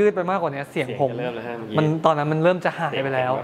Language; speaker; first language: Thai; native; Thai